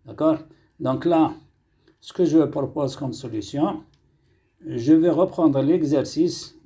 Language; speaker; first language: French; non-native, local second language; Arabic